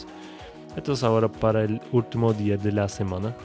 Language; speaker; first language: Spanish; non-native, learner; Portuguese